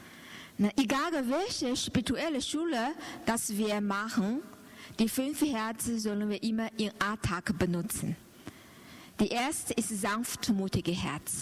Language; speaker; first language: German; non-native, learner; Chinese